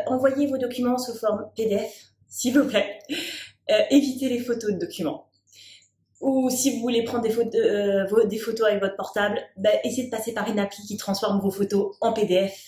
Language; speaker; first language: French; native; French